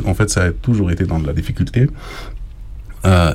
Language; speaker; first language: French; non-native, fluent; Arabic